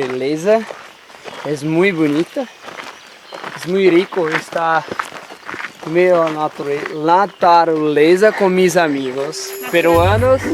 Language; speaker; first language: Spanish; non-native, learner; Portuguese